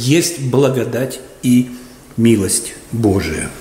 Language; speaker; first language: Russian; native; Russian